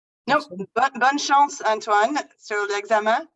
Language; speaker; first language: French; non-native, learner; English